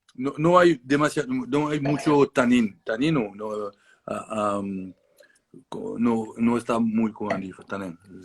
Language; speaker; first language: Spanish; non-native, learner; French